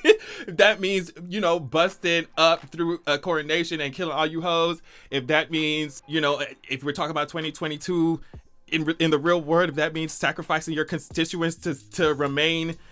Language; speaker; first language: English; native; English